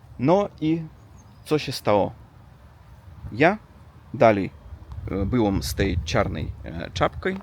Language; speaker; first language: Polish; non-native, learner; Russian